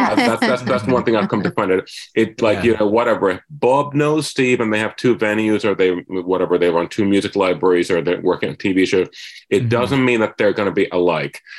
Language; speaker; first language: English; non-native, fluent; Finnish